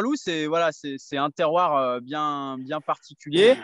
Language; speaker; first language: French; native; French